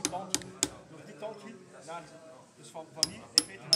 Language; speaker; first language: Dutch; native; Dutch